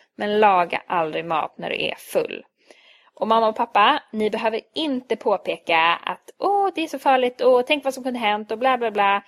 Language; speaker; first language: Swedish; early bilingual, other home language; Hungarian